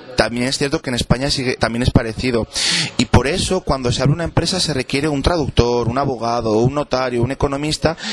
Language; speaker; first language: Spanish; native; Spanish